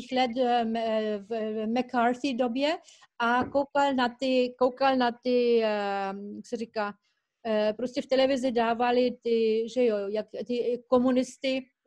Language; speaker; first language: Czech; early bilingual, heritage; Czech